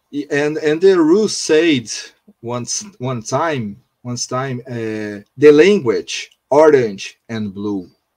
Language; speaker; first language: English; non-native, learner; Portuguese